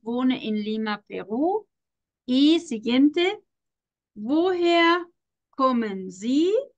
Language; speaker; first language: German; non-native, fluent; Spanish